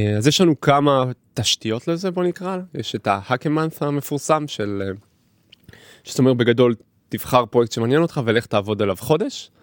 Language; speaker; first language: Hebrew; native; Hebrew